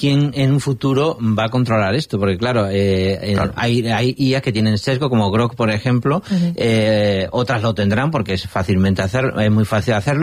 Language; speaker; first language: Spanish; native; Spanish